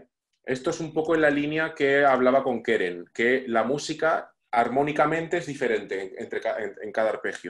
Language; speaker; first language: Spanish; native; Spanish